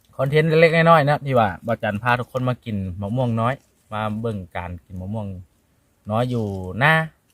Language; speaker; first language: Thai; native; Thai